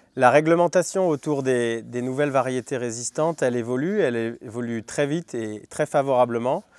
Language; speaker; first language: French; native; French